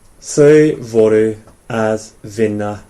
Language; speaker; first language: Icelandic; non-native, fluent; English